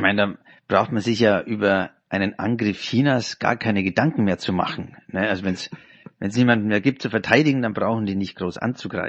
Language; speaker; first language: German; native; German